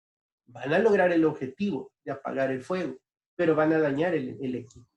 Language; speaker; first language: Spanish; native; Spanish